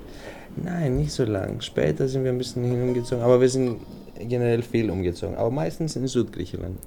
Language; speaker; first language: German; non-native, fluent; Greek